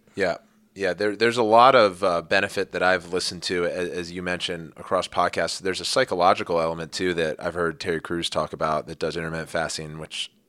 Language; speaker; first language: English; early bilingual, other home language; Arabic